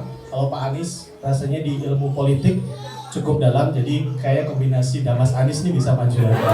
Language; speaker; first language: Indonesian; native; Indonesian